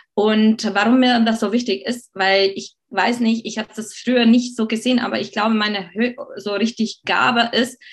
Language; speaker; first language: German; non-native, fluent; Slovak